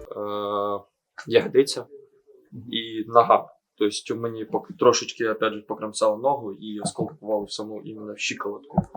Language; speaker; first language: Ukrainian; non-native, local second language; Russian